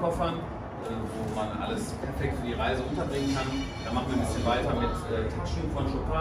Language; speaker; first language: German; native; German